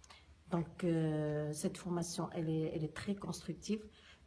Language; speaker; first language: French; non-native, local second language; Arabic